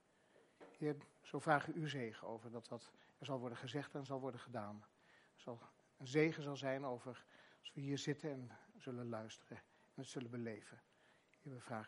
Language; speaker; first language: Dutch; native; Dutch